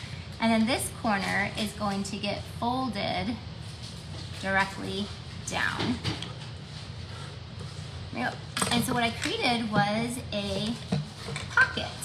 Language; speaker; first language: English; native; English